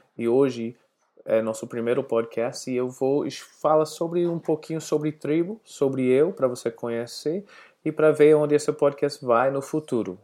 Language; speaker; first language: Portuguese; non-native, learner; English